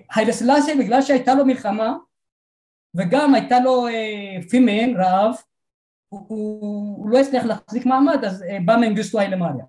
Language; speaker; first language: Hebrew; non-native, fluent; Tigrinya